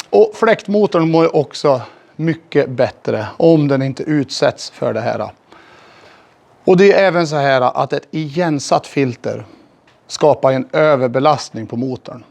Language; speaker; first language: Swedish; native; Swedish